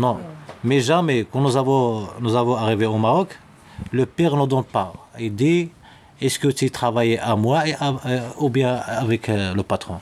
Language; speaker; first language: French; non-native, learner; Arabic